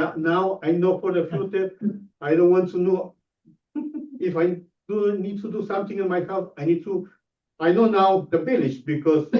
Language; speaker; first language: English; non-native, learner; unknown